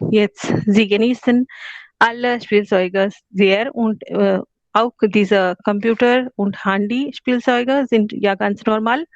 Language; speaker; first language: German; non-native, learner; Hindi